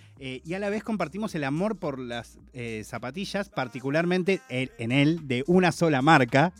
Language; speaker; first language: Spanish; native; Spanish